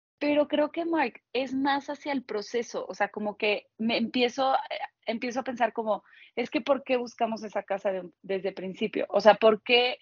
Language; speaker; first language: Spanish; native; Spanish